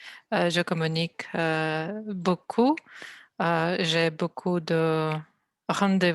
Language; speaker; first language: French; non-native, learner; Russian